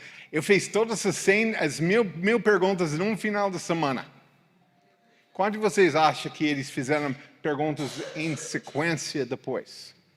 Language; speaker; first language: Portuguese; non-native, fluent; English